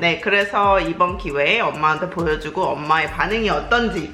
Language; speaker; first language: Korean; native; Korean